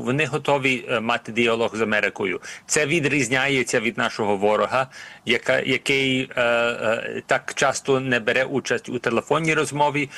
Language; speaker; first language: Ukrainian; early bilingual, heritage; Ukrainian